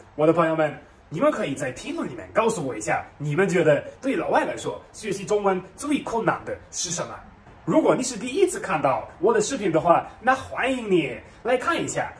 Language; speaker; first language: Chinese; non-native, fluent; German